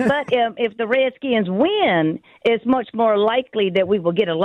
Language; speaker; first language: English; native; English